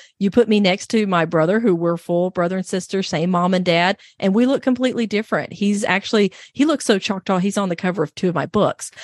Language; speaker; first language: English; native; English